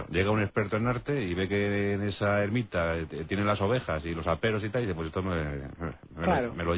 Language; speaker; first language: Spanish; native; Spanish